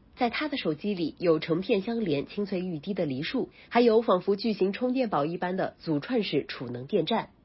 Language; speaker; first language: Chinese; native; Chinese